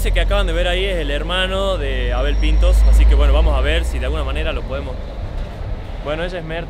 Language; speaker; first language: Spanish; native; Spanish